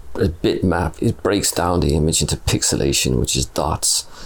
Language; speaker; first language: English; native; English